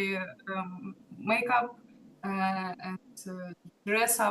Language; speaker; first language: English; non-native, learner; Russian